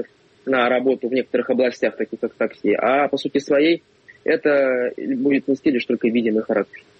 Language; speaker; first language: Russian; native; Russian